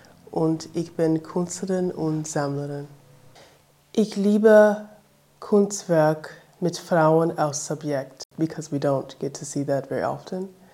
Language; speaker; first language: German; non-native, learner; English